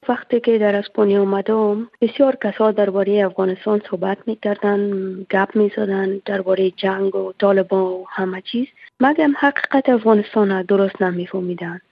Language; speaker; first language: Persian; native; Persian